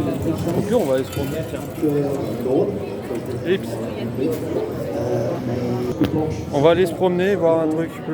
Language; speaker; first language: French; native; French